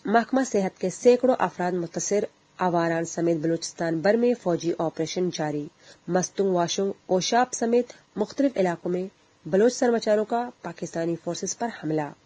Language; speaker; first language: Urdu; non-native, local second language; Baluchi